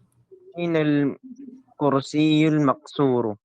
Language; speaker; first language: Arabic; non-native, learner; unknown